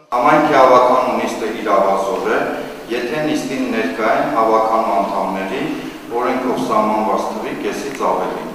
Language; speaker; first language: Armenian; native; Armenian